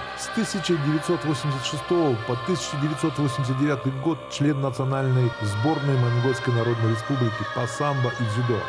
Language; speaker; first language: Russian; native; Russian